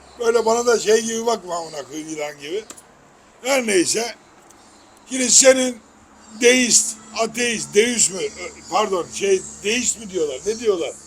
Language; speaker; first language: Turkish; native; Turkish